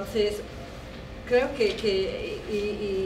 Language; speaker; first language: Spanish; non-native, fluent; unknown